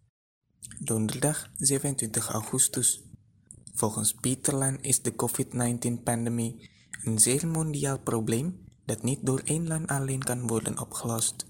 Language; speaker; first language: Dutch; non-native, fluent; Indonesian